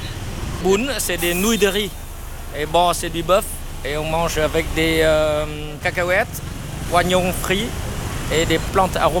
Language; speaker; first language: French; non-native, fluent; Vietnamese